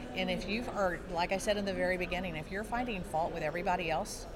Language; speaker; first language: English; native; English